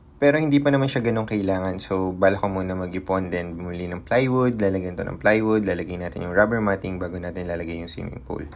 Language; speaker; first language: Filipino; native; Filipino